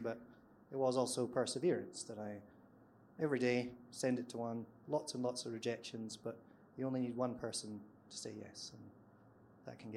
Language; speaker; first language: English; native; English